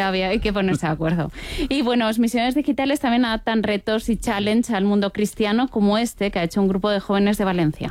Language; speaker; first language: Spanish; native; Spanish